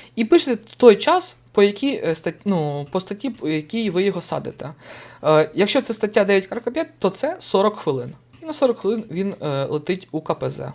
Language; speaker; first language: Ukrainian; native; Ukrainian